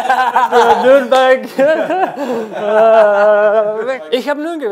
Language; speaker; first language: German; non-native, fluent; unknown